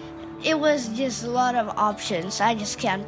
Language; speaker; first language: English; early bilingual, heritage; English